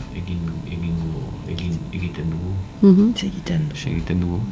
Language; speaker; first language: Basque; non-native, learner; French